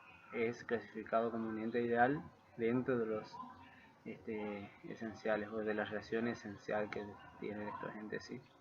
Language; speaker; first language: Spanish; native; Spanish